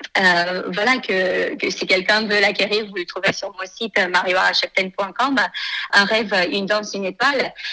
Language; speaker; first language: French; non-native, fluent; Romanian